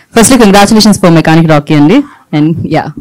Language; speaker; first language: Telugu; native; Telugu